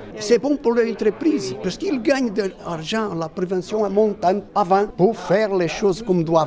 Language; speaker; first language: French; non-native, learner; Portuguese